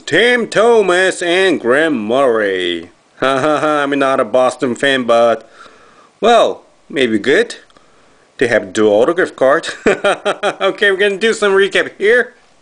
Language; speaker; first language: English; non-native, fluent; Japanese